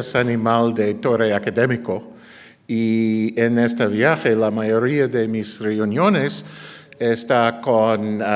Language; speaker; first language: Spanish; non-native, learner; English